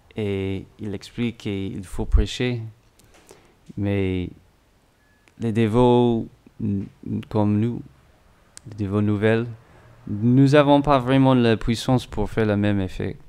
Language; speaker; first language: French; non-native, learner; English